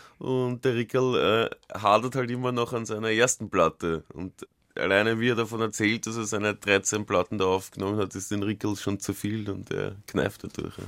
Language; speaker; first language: German; native; German